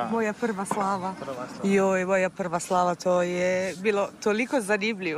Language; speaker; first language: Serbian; non-native, fluent; Italian